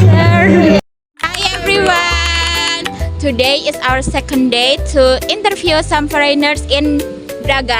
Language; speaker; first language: English; non-native, learner; Indonesian